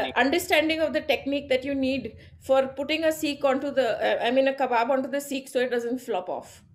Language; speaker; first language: English; non-native, local second language; Gujarati